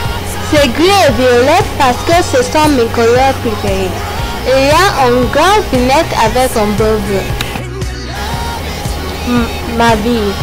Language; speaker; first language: French; non-native, learner; English